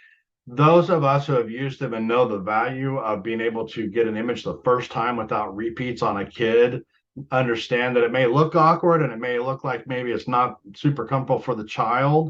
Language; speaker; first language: English; native; English